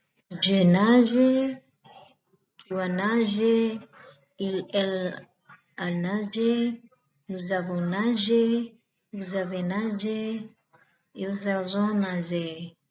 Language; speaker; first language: French; non-native, fluent; Indonesian